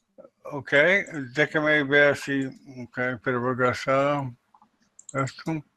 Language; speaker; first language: Spanish; non-native, learner; English